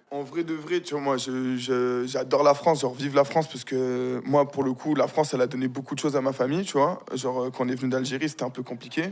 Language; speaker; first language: French; early bilingual, other home language; Arabic